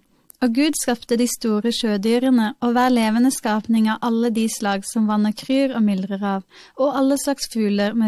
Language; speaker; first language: Norwegian; native; Norwegian